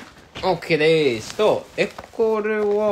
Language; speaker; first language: Japanese; non-native, learner; English